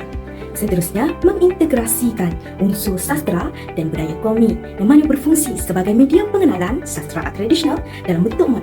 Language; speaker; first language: Malay; native; Malay